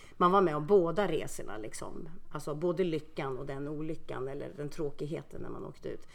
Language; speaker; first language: Swedish; early bilingual, other home language; Finnish